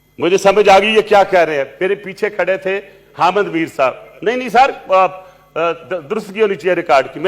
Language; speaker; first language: Urdu; non-native, local second language; Punjabi